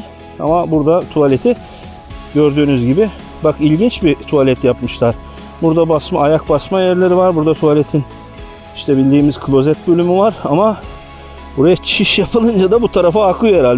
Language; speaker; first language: Turkish; native; Turkish